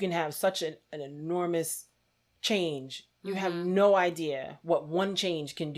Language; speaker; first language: English; native; English